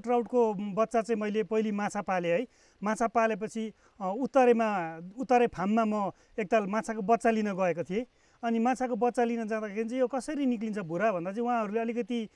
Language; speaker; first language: Nepali; native; Nepali